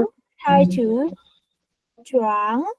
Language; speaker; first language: Chinese; non-native, learner; Vietnamese